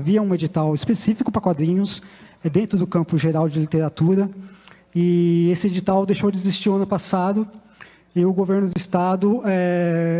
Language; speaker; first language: Portuguese; native; Portuguese